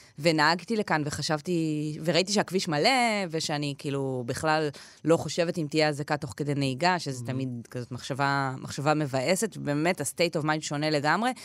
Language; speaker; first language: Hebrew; native; Hebrew